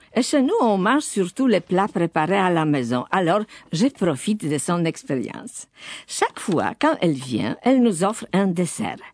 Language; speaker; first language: French; non-native, fluent; Polish